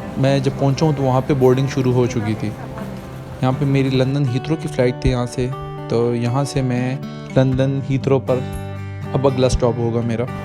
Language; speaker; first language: Urdu; non-native, local second language; Punjabi